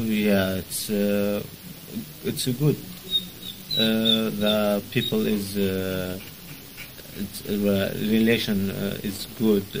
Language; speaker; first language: English; non-native, learner; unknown